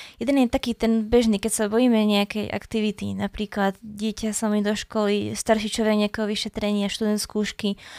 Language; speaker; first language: Slovak; native; Slovak